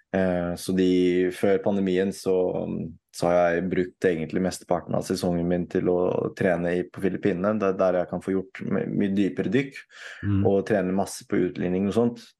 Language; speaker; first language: Norwegian; early bilingual, other home language; Filipino